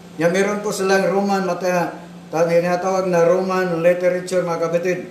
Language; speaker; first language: Filipino; non-native, local second language; Cebuano